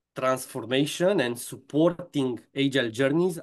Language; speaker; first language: English; non-native, fluent; Romanian